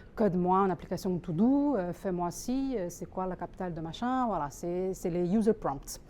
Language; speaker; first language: French; non-native, fluent; Portuguese